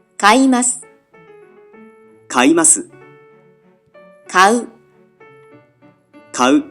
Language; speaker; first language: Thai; native; Thai